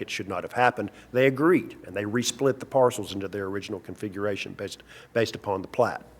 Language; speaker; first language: English; native; English